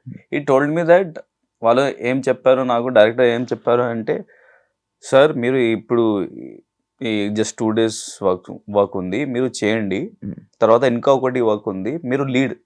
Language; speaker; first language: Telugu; non-native, learner; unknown